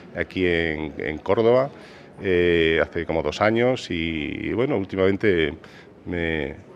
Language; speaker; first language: Spanish; native; Spanish